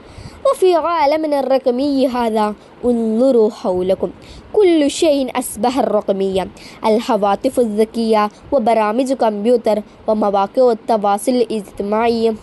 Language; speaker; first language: Arabic; non-native, learner; Malayalam